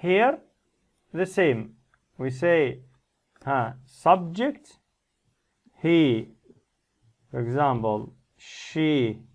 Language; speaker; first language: English; non-native, fluent; Arabic